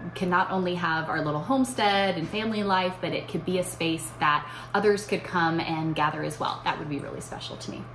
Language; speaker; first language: English; native; English